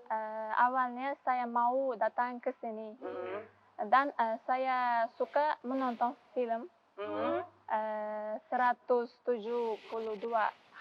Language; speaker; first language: Indonesian; non-native, learner; Uzbek